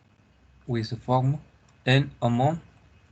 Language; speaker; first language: French; non-native, learner; Spanish